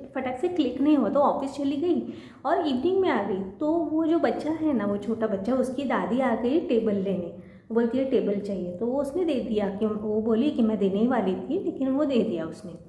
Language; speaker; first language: Hindi; non-native, local second language; Marathi